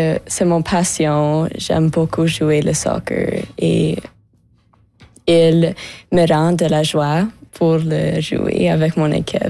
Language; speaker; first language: French; non-native, local second language; English